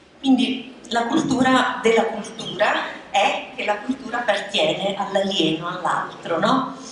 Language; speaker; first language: Italian; native; Italian